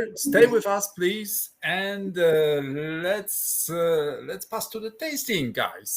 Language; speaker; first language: English; non-native, fluent; Polish